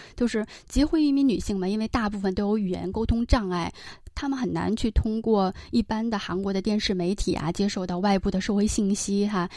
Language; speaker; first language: Chinese; native; Chinese